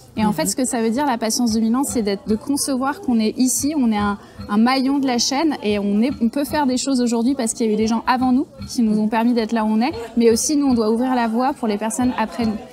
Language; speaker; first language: French; native; French